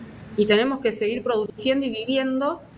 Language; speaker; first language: Spanish; native; Spanish